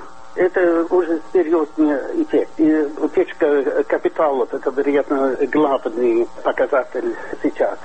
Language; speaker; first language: Russian; non-native, fluent; Swedish